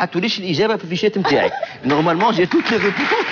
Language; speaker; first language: Arabic; native; Arabic